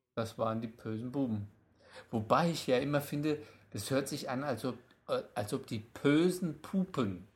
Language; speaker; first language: German; native; German